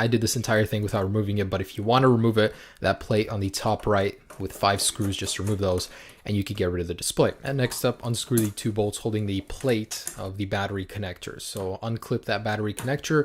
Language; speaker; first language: English; native; English